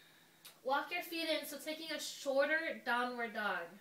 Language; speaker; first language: English; native; English